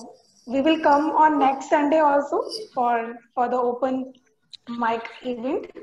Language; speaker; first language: English; non-native, local second language; Hindi